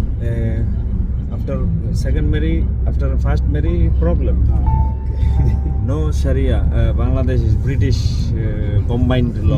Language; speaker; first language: English; non-native, learner; Bangla